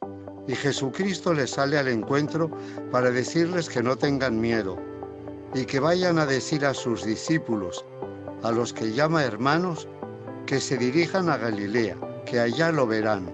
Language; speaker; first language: Spanish; native; Spanish